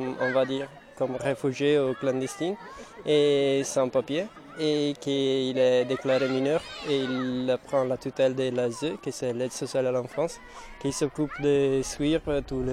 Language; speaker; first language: French; non-native, fluent; Italian